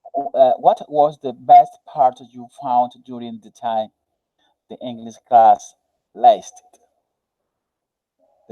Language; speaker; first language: English; non-native, learner; Spanish